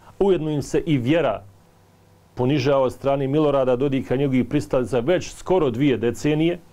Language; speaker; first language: Bosnian; native; Bosnian